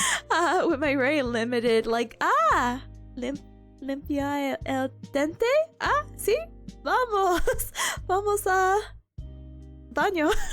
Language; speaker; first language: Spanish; non-native, learner; English